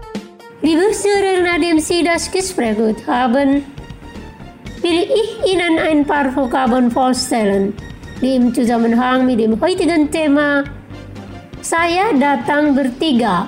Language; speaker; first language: German; non-native, fluent; Indonesian